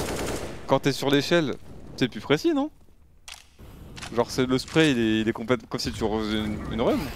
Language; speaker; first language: French; native; French